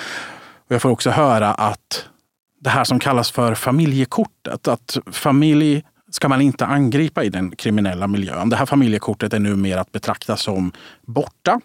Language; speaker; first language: Swedish; native; Swedish